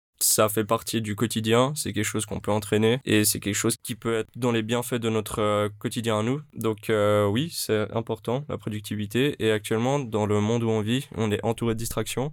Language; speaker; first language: French; native; French